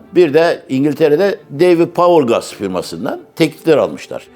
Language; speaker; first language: Turkish; native; Turkish